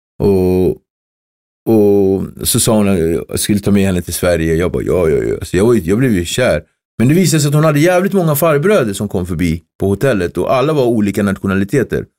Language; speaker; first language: Swedish; early bilingual, other home language; Kabuverdianu